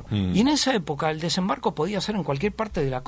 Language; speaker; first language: Spanish; native; Spanish